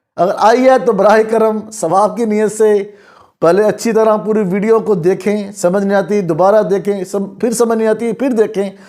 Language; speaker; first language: Urdu; non-native, local second language; Punjabi